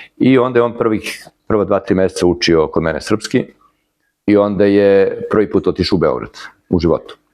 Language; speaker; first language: Serbian; native; Serbian